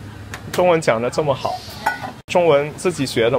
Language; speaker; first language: Chinese; early bilingual, heritage; Indonesian